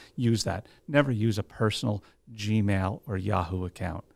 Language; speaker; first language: English; native; English